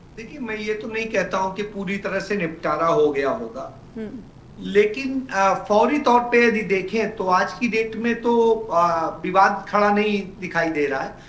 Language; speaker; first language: Hindi; native; Hindi